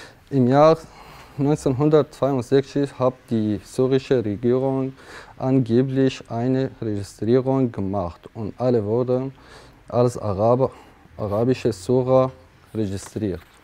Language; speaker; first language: German; non-native, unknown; Kurdish